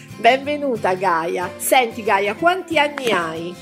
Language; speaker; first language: Italian; native; Italian